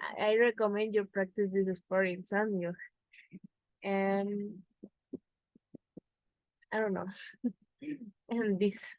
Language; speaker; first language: English; non-native, learner; Spanish